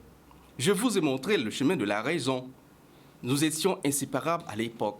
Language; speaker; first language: French; non-native, local second language; Haitian Creole